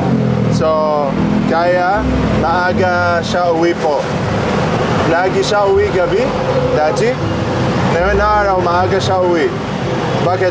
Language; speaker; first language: Filipino; non-native, learner; Arabic